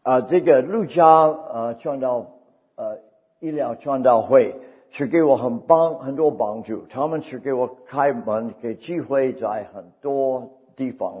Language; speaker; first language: Chinese; non-native, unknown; English